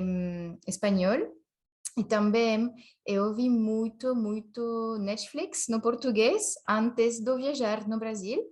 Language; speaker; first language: Portuguese; non-native, learner; French